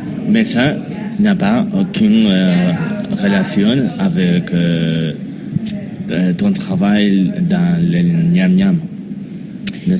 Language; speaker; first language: French; non-native, learner; Spanish